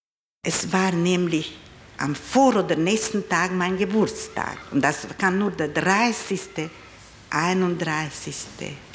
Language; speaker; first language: German; non-native, fluent; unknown